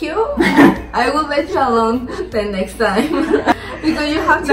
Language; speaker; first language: English; non-native, learner; Spanish